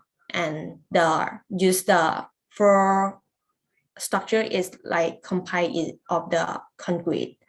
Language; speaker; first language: English; non-native, learner; Lao